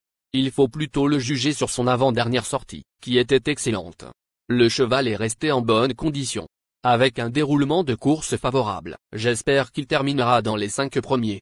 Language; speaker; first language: French; native; French